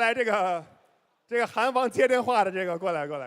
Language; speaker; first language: Chinese; native; Chinese